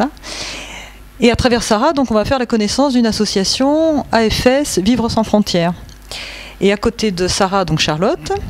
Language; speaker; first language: French; native; French